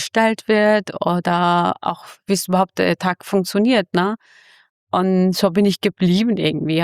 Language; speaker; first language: German; non-native, fluent; Kurdish